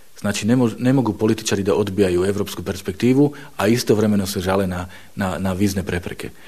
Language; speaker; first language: Bosnian; non-native, fluent; Slovak